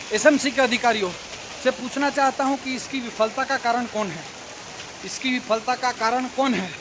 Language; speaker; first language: Hindi; non-native, local second language; Gujarati